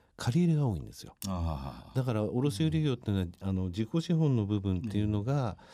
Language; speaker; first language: Japanese; native; Japanese